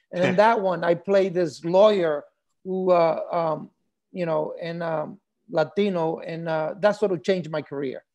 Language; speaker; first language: English; early bilingual, other home language; Spanish